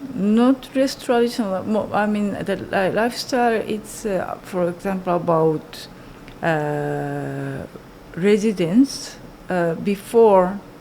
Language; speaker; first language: English; non-native, learner; Japanese